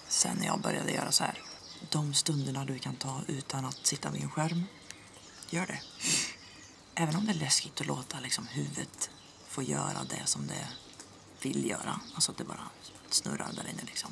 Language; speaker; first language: Swedish; native; Swedish